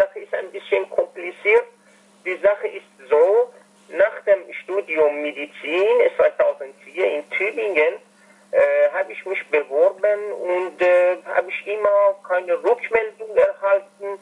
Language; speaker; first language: German; non-native, fluent; Persian